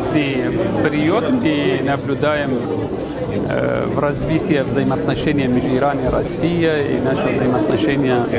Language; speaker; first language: Russian; non-native, fluent; Persian